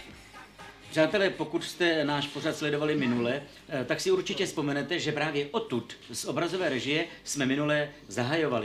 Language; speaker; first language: Czech; native; Czech